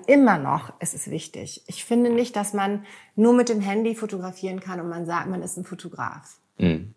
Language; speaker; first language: German; early bilingual, heritage; German